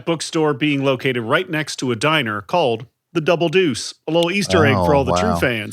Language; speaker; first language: English; native; English